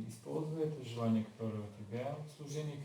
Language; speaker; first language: Russian; non-native, learner; Bulgarian